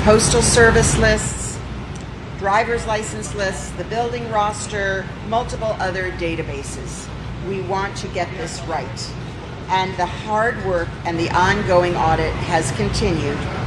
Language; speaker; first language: English; native; English